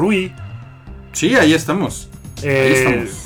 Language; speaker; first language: Spanish; native; Spanish